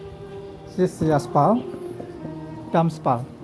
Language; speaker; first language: Russian; non-native, learner; Korean